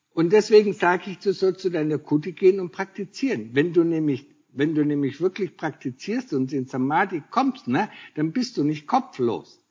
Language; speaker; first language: German; native; German